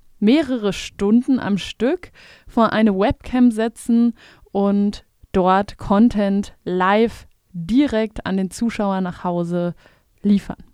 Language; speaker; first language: German; native; German